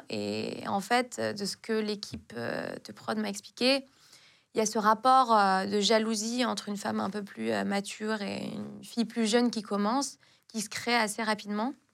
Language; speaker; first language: French; non-native, local second language; Arabic